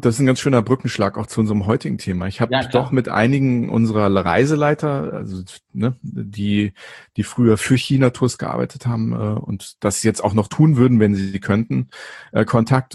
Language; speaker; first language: German; native; German